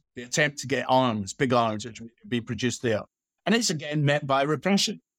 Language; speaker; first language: English; native; English